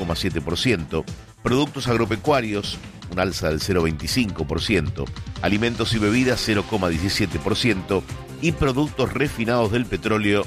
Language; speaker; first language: Spanish; native; Spanish